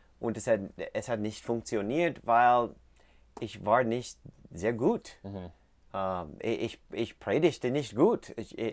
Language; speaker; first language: German; non-native, learner; English